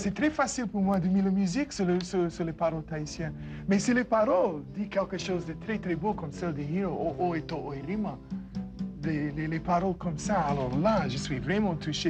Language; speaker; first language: French; non-native, fluent; English